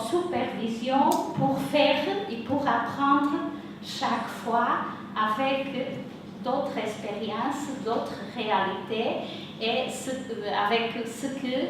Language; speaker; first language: French; non-native, fluent; Portuguese